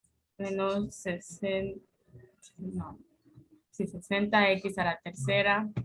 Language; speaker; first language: Spanish; native; Spanish